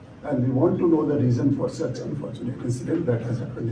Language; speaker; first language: English; non-native, local second language; Bangla